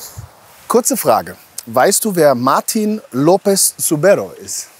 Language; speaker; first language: German; native; German